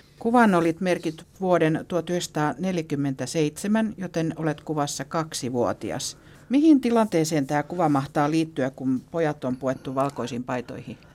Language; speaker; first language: Finnish; native; Finnish